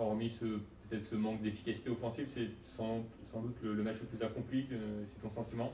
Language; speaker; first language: French; native; French